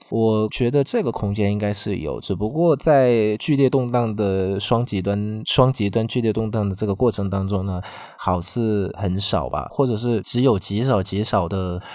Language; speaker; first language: Chinese; non-native, fluent; Vietnamese